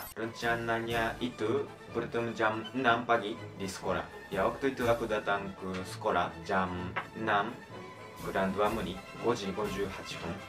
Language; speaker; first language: Indonesian; non-native, learner; Japanese